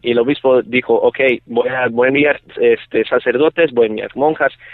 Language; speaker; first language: Spanish; early bilingual, other home language; English